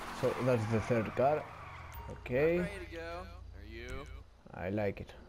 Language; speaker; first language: English; non-native, learner; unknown